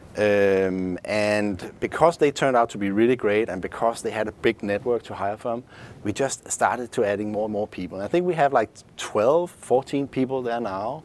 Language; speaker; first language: English; non-native, fluent; Danish